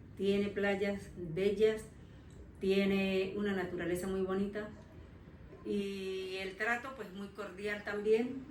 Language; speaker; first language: Spanish; native; Spanish